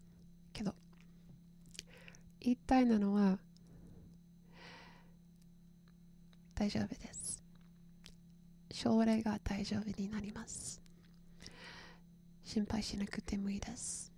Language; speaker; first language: Japanese; non-native, learner; English